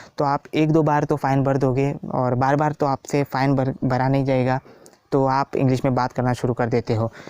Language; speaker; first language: Hindi; non-native, local second language; Konkani